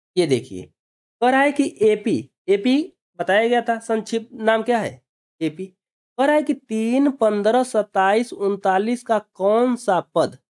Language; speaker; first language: Hindi; native; Hindi